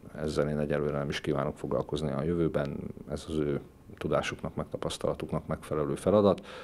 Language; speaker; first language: Hungarian; native; Hungarian